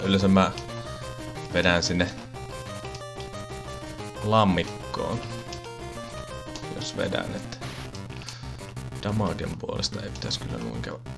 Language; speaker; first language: Finnish; native; Finnish